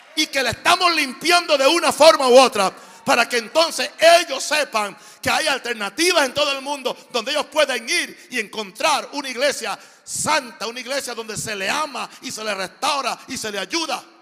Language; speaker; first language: Spanish; native; Spanish